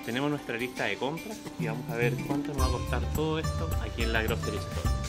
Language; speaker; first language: Spanish; native; Spanish